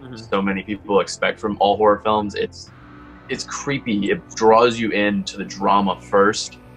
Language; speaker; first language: English; native; English